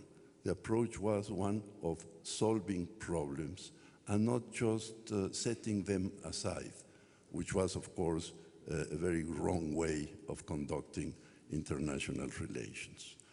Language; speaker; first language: English; non-native, fluent; Spanish